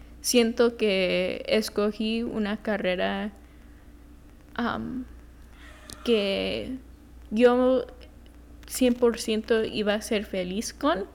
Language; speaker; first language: Spanish; early bilingual, heritage; Spanish